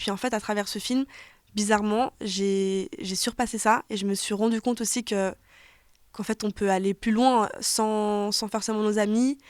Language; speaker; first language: French; native; French